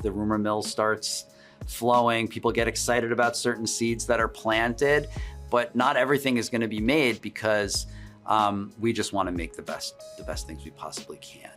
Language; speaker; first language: English; native; English